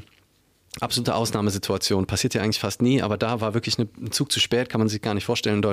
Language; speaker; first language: German; native; German